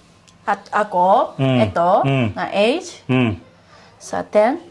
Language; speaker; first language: Filipino; non-native, learner; Japanese